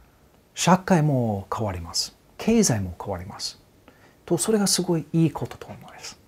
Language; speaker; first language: Japanese; non-native, fluent; English